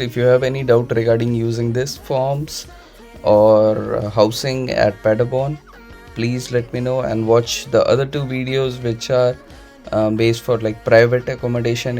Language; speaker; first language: English; non-native, local second language; Hindi